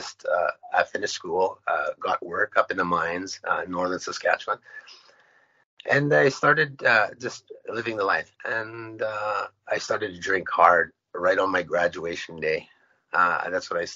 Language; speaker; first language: English; non-native, fluent; Cree